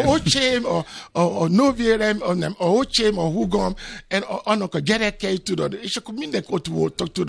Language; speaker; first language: Hungarian; non-native, learner; Yoruba